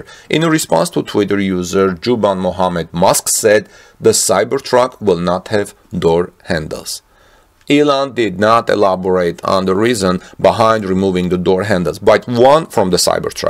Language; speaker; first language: English; non-native, fluent; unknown